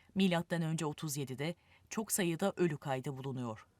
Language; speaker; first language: Turkish; native; Turkish